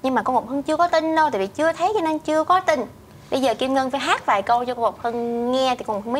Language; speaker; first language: Vietnamese; native; Vietnamese